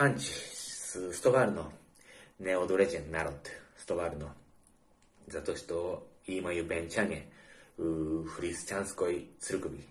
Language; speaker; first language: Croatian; non-native, learner; Japanese